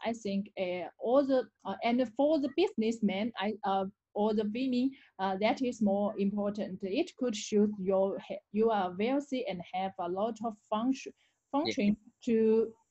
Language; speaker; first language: English; non-native, learner; Chinese